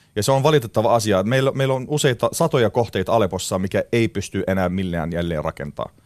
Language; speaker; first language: Finnish; non-native, fluent; Arabic